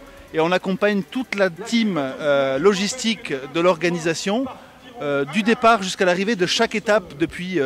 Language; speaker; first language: French; native; French